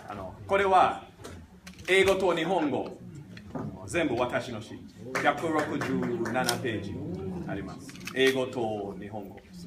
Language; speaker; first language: Japanese; non-native, learner; English